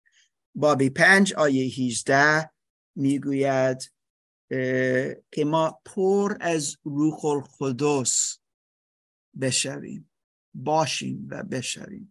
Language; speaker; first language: Persian; non-native, fluent; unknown